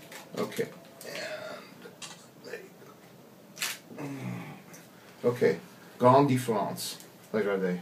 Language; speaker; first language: French; non-native, learner; English